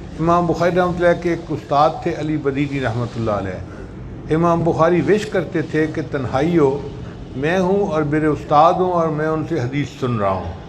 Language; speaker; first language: Urdu; non-native, local second language; Punjabi